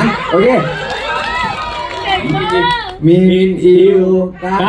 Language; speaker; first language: Thai; native; Thai